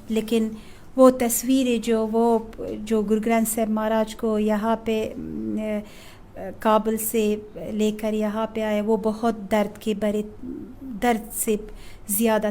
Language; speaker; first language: Hindi; non-native, fluent; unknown